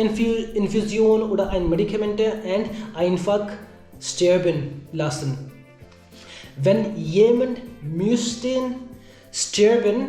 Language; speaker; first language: German; non-native, learner; Hindi